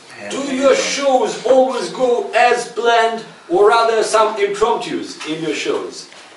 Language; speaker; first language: English; non-native, fluent; Russian